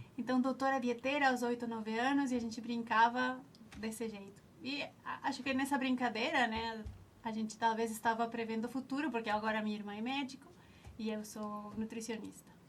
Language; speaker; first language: Portuguese; non-native, fluent; Spanish